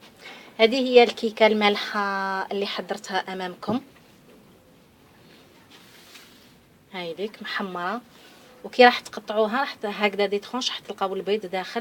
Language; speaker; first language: Arabic; native; Arabic